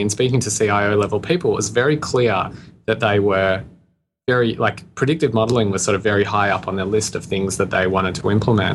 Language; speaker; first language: English; native; English